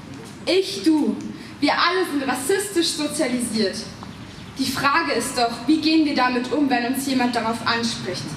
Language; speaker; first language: German; native; German